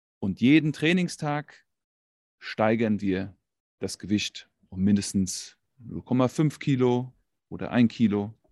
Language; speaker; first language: German; native; German